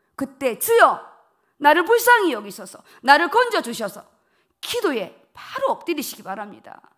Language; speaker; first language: Korean; native; Korean